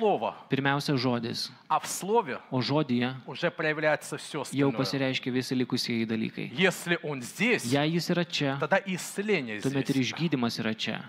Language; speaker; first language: Lithuanian; native; Lithuanian